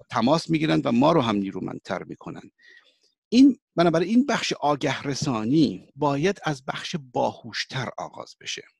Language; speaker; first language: Persian; early bilingual, heritage; Persian